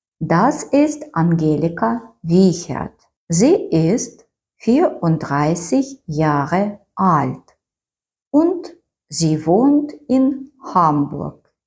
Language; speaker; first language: German; non-native, fluent; Ukrainian